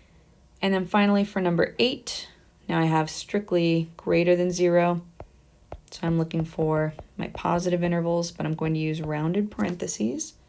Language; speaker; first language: English; native; English